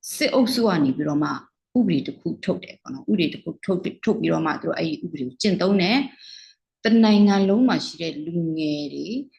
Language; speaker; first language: Burmese; non-native, local second language; Kachin